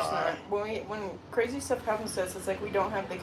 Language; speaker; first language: English; native; English